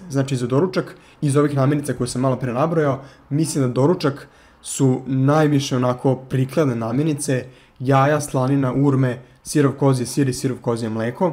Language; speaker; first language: Serbian; native; Serbian